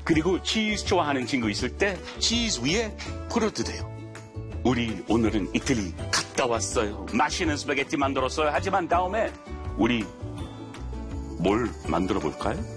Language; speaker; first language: Korean; non-native, learner; English